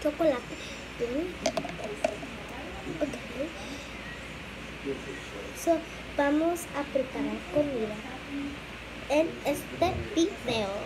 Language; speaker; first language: Spanish; early bilingual, heritage; Spanish